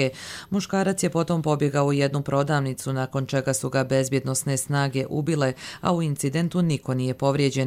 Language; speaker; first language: Serbian; native; Serbian